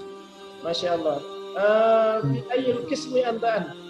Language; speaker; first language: Arabic; non-native, learner; Indonesian